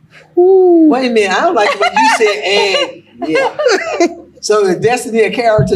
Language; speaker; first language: English; native; English